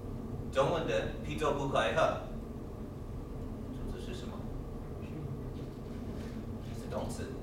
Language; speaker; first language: Chinese; non-native, learner; English